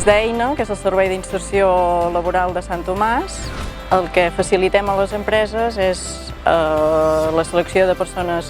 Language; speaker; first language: Catalan; native; Catalan